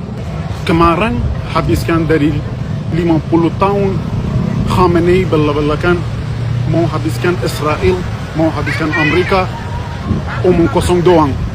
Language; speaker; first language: Indonesian; non-native, learner; Persian